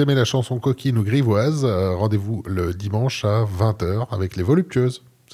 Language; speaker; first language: French; native; French